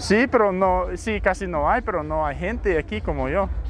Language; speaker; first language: Spanish; non-native, learner; English